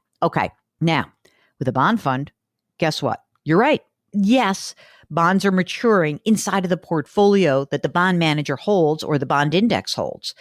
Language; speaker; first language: English; native; English